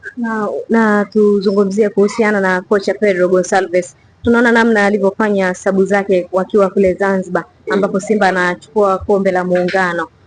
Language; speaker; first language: Swahili; native; Swahili